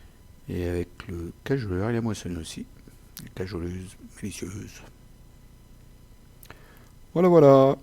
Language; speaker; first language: French; native; French